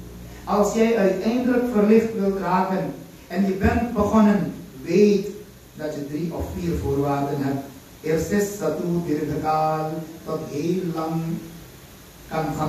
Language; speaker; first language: Dutch; non-native, local second language; Caribbean Hindustani